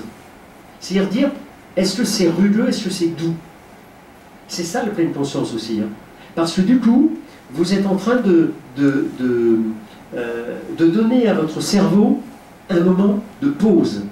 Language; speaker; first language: French; native; French